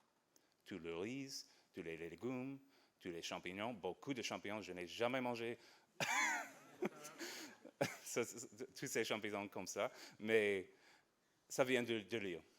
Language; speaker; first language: French; non-native, fluent; English